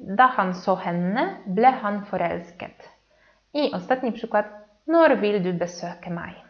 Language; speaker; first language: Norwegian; non-native, fluent; Polish